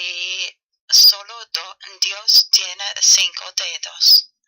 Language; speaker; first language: Spanish; non-native, learner; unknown